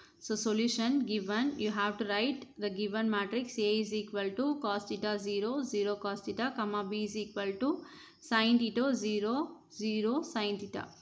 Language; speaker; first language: English; non-native, local second language; Tamil